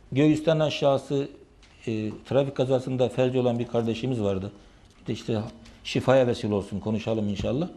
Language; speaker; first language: Turkish; native; Turkish